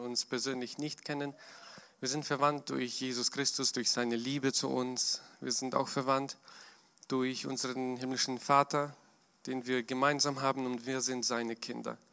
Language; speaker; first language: German; non-native, fluent; Russian